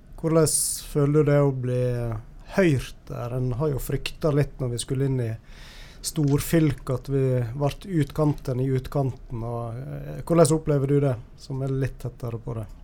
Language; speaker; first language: Norwegian; native; Norwegian